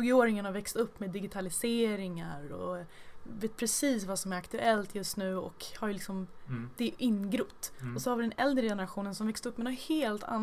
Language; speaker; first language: Swedish; native; Swedish